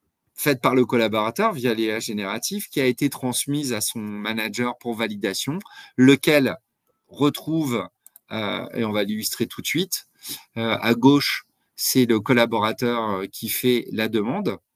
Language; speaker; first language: French; native; French